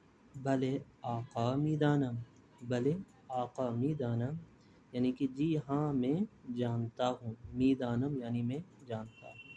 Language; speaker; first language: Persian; non-native, fluent; Urdu